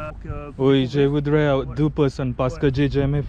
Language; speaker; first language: French; non-native, learner; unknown